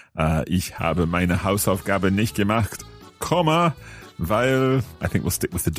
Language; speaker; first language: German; non-native, learner; English